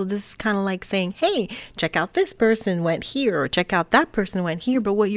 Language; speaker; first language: English; native; English